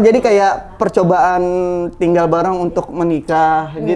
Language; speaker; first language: Indonesian; native; Indonesian